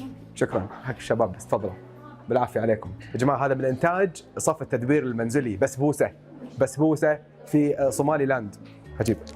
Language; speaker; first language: Arabic; native; Arabic